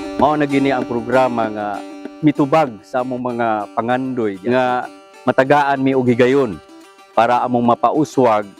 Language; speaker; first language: Cebuano; non-native, local second language; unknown